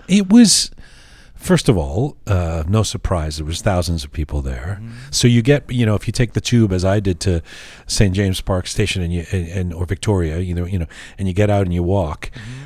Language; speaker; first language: English; native; English